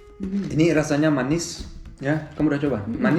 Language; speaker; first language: Indonesian; early bilingual, heritage; German